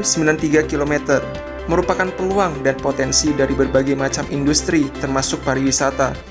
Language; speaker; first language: Indonesian; native; Indonesian